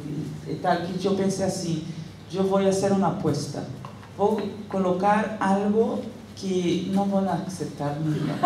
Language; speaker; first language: Spanish; non-native, fluent; Portuguese